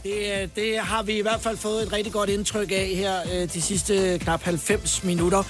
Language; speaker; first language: Danish; native; Danish